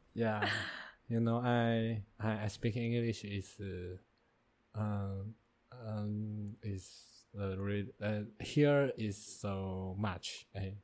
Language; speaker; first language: English; non-native, learner; Chinese